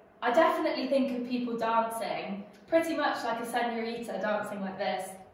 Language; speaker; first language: English; native; English